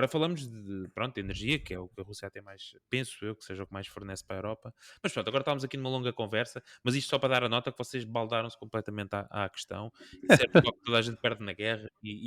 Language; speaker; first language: Portuguese; native; Portuguese